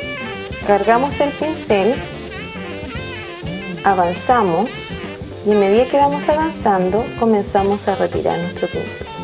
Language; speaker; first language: Spanish; native; Spanish